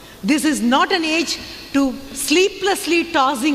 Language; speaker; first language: English; non-native, local second language; Tamil